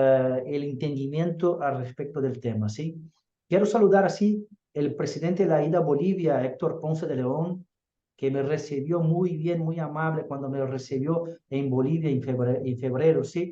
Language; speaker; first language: Spanish; non-native, fluent; Portuguese